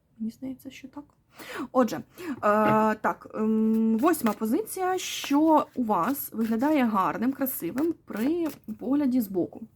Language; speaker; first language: Ukrainian; non-native, local second language; Russian